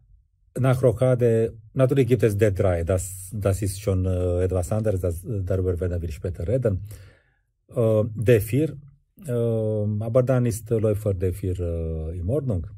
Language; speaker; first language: German; non-native, fluent; Romanian